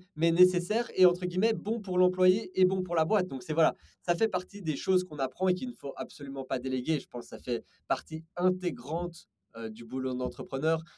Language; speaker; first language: French; native; French